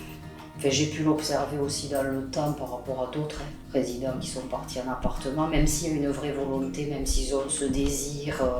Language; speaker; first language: French; native; French